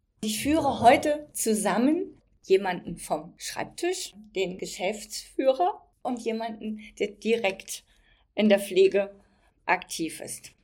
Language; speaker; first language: German; native; German